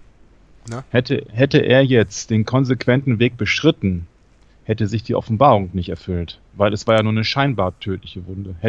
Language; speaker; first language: German; native; German